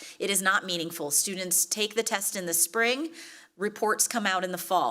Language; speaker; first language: English; native; English